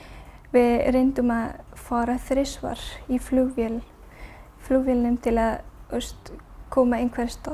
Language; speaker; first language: Icelandic; non-native, learner; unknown